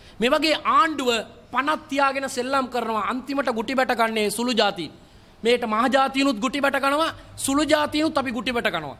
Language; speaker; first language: Sinhala; non-native, local second language; Tamil